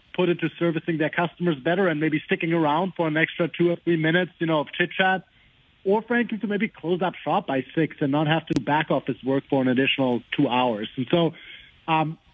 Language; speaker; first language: English; non-native, fluent; German